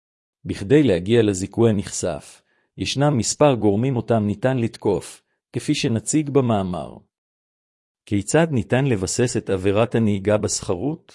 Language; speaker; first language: Hebrew; native; Hebrew